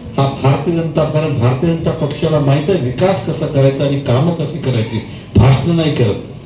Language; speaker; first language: Marathi; non-native, local second language; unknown